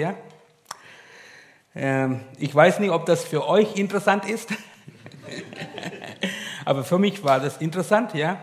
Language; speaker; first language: German; non-native, learner; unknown